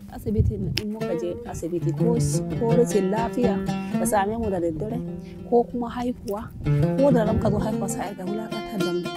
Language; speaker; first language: Hausa; non-native, local second language; Fula